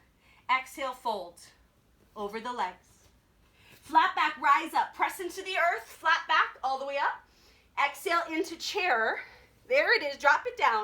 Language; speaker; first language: English; native; English